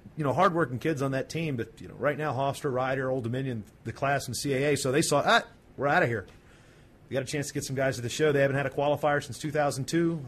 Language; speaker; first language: English; native; English